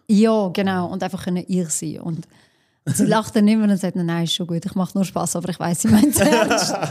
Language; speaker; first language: German; early bilingual, other home language; Albanian